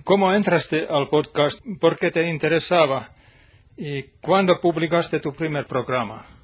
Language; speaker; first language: Spanish; non-native, learner; Finnish